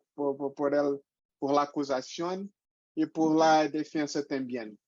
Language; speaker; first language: Spanish; non-native, fluent; Portuguese